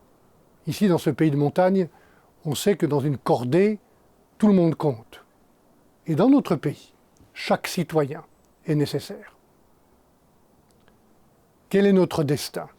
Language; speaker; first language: French; native; French